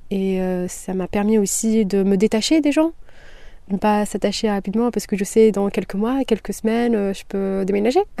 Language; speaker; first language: French; non-native, local second language; Kabyle